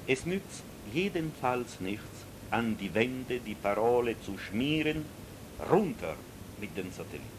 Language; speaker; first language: German; non-native, local second language; Italian